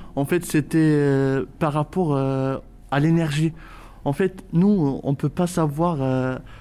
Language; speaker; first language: French; non-native, local second language; Arabic